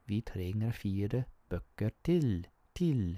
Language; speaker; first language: Norwegian; non-native, learner; English